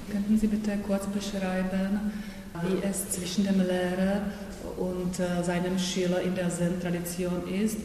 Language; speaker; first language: German; non-native, fluent; Czech